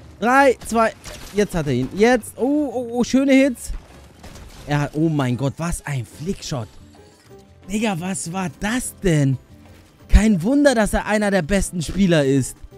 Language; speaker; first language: German; early bilingual, other home language; Albanian